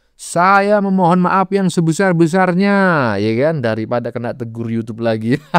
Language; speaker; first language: Indonesian; native; Indonesian